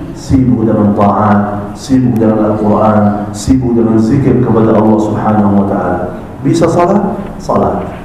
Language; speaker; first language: Malay; non-native, fluent; Arabic